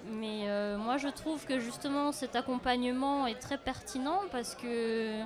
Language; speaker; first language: French; early bilingual, other home language; Lao